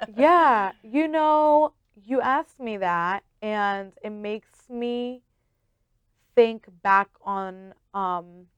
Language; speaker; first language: English; early bilingual, other home language; Spanish